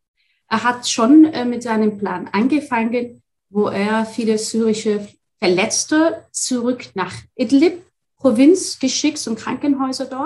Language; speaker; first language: German; non-native, fluent; Arabic